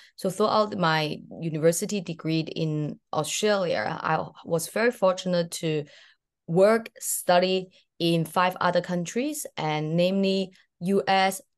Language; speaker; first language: English; early bilingual, other home language; Cantonese